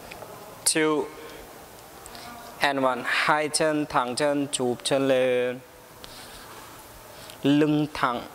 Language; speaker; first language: Vietnamese; non-native, learner; Hindi